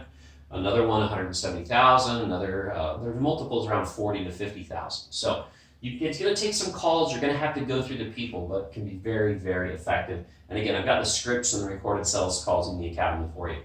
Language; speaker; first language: English; native; English